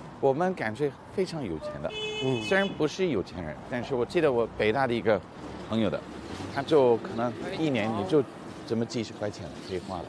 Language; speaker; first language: Chinese; non-native, fluent; English